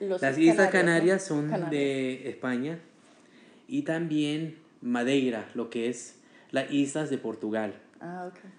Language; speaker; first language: Spanish; early bilingual, heritage; Spanish